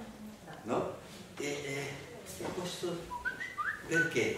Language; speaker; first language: Italian; non-native, learner; Spanish